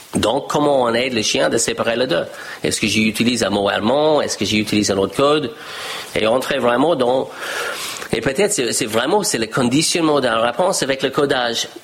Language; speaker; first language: French; non-native, fluent; English